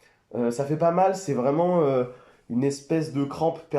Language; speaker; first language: French; native; French